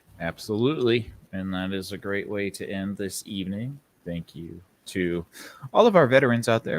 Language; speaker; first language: English; native; English